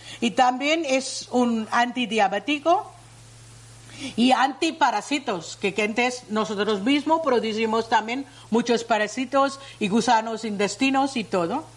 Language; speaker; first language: Spanish; non-native, learner; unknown